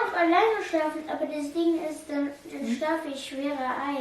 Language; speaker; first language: German; early bilingual, other home language; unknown